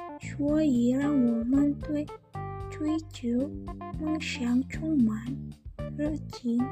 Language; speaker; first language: Chinese; non-native, learner; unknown